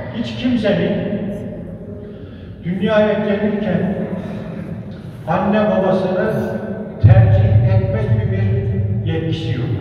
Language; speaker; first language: Turkish; native; Turkish